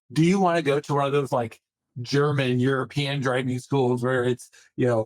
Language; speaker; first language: English; native; English